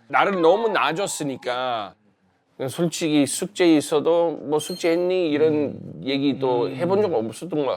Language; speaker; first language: Korean; non-native, fluent; English